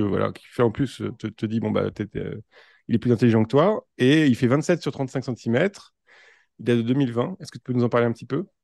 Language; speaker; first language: French; native; French